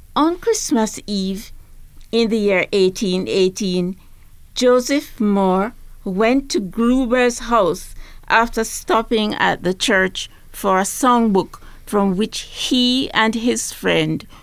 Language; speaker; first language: English; native; English